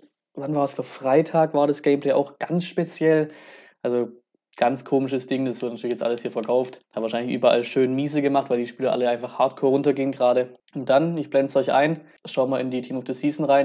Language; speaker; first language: German; native; German